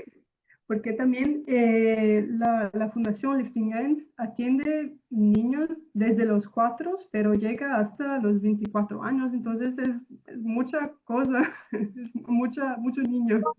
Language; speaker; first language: Spanish; non-native, fluent; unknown